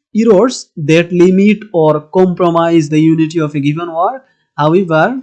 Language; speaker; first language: English; non-native, local second language; Bangla